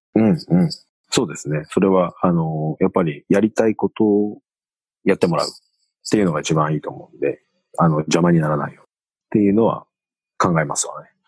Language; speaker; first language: Japanese; native; Japanese